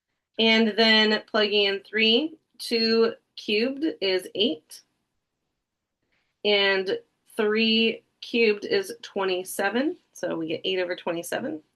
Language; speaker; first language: English; native; English